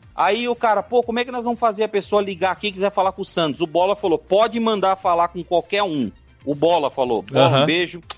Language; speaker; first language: Portuguese; native; Portuguese